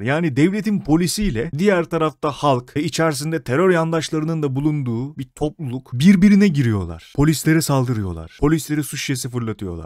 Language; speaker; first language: Turkish; native; Turkish